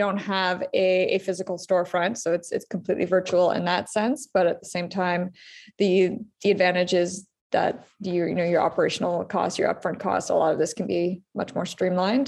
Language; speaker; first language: English; native; English